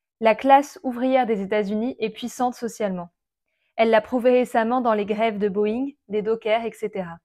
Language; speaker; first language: French; native; French